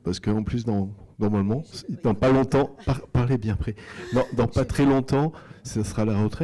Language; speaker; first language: French; native; French